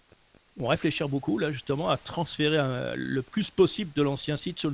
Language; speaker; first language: French; native; French